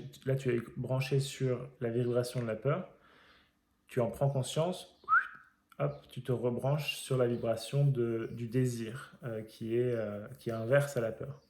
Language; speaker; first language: French; native; French